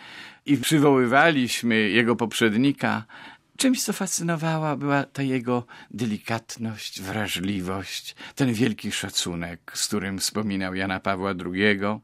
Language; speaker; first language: Polish; native; Polish